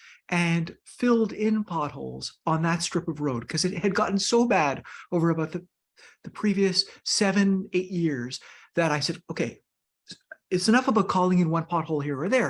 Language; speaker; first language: English; native; English